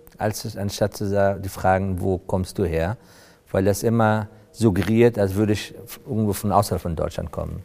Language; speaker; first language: German; non-native, fluent; Persian